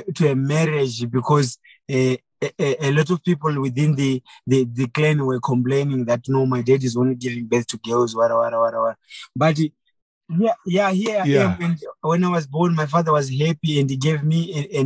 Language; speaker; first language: English; non-native, local second language; Shona